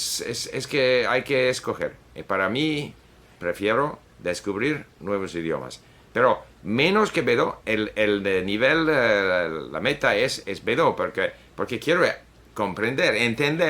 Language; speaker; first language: Spanish; non-native, fluent; Swedish